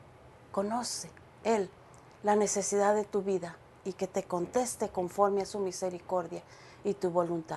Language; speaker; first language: Spanish; native; Spanish